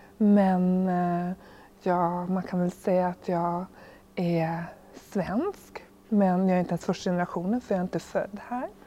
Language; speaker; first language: Swedish; early bilingual, other home language; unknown